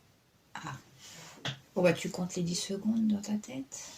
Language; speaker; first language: French; native; French